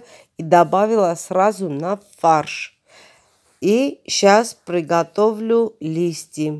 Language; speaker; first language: Russian; non-native, fluent; Armenian